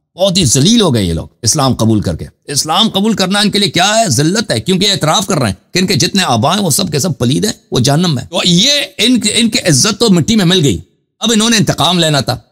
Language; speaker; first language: Urdu; non-native, fluent; Persian